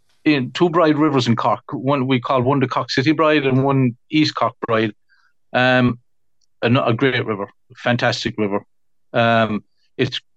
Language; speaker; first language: English; native; English